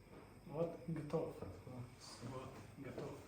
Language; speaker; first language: Russian; non-native, learner; Somali